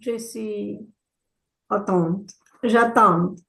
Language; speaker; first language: French; non-native, learner; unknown